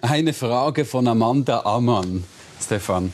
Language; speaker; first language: German; native; German